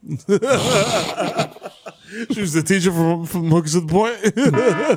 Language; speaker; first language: English; early bilingual, other home language; Spanish